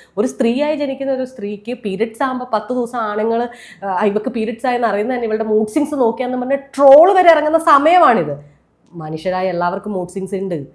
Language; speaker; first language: Malayalam; native; Malayalam